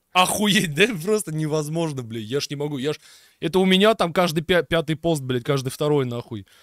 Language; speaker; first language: Russian; native; Russian